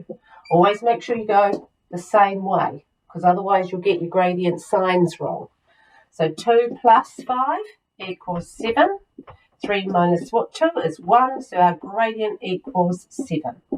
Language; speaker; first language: English; native; English